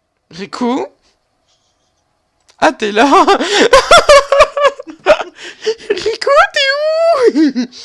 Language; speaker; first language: French; native; French